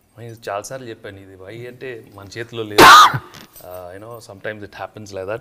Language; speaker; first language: Telugu; native; Telugu